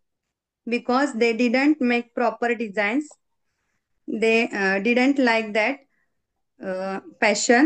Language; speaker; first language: English; non-native, learner; Marathi